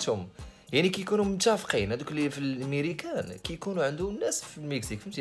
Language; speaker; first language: Arabic; native; Arabic